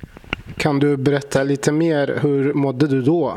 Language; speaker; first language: Swedish; non-native, fluent; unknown